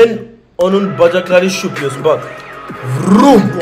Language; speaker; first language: Turkish; non-native, learner; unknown